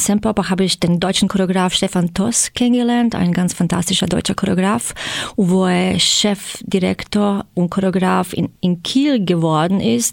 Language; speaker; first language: German; non-native, fluent; Croatian